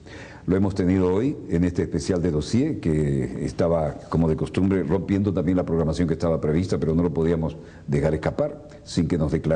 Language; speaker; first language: Spanish; native; Spanish